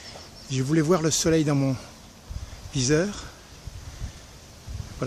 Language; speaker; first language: French; native; French